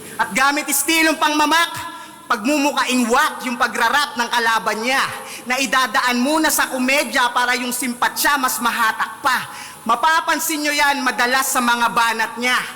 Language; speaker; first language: Filipino; native; Filipino